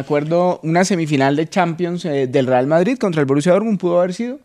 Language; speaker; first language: Spanish; native; Spanish